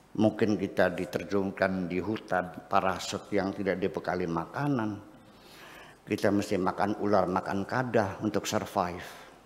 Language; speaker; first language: Indonesian; non-native, local second language; Javanese